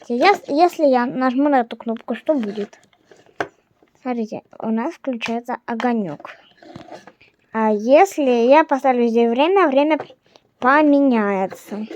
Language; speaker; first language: Russian; non-native, fluent; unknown